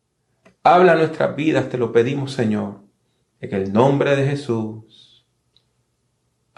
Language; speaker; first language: Spanish; native; Spanish